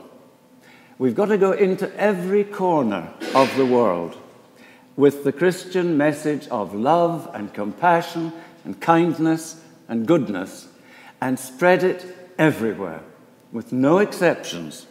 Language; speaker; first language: English; native; English